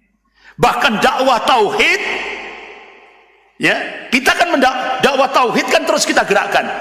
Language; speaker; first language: Indonesian; non-native, local second language; Javanese